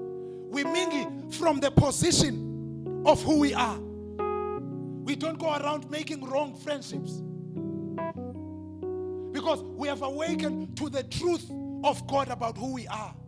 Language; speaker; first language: English; non-native, local second language; Xhosa